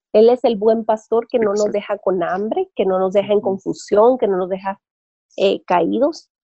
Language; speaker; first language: Spanish; native; Spanish